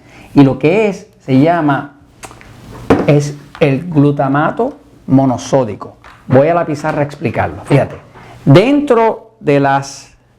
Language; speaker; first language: Spanish; native; Spanish